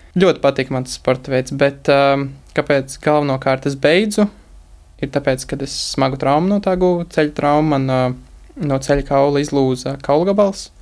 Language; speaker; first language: Latvian; native; Latvian